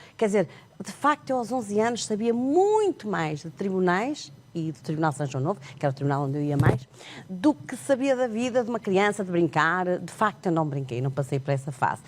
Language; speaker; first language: Portuguese; non-native, local second language; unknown